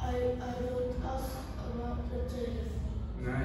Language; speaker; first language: English; non-native, learner; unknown